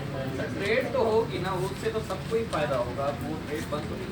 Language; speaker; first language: Urdu; native; Urdu